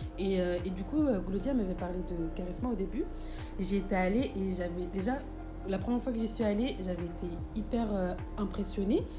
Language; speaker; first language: French; native; French